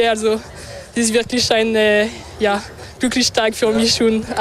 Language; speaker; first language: German; non-native, local second language; French